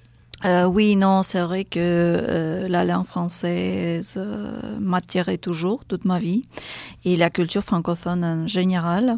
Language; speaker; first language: French; non-native, fluent; Russian